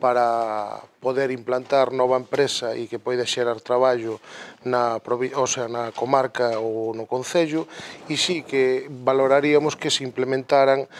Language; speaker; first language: Galician; native; Galician